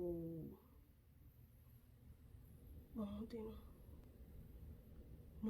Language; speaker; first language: French; non-native, local second language; Haitian Creole